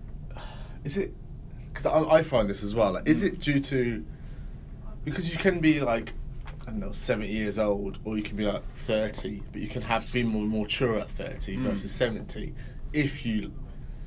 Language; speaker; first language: English; native; English